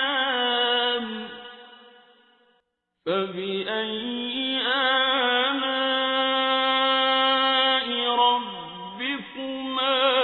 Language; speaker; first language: Arabic; native; Arabic